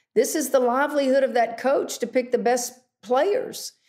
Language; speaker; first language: English; native; English